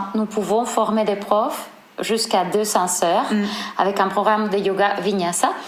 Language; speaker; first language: French; non-native, fluent; Spanish